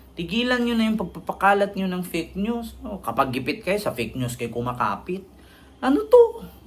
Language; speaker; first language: Filipino; non-native, local second language; Cebuano